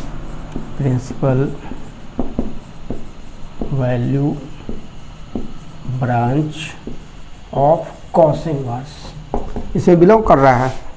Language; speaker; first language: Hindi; native; Hindi